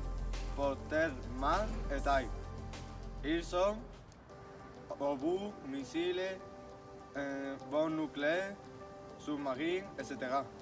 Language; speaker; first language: French; non-native, learner; Spanish